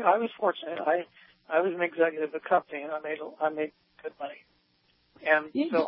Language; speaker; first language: English; native; English